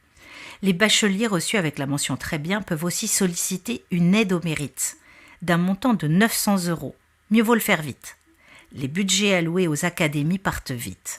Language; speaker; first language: French; native; French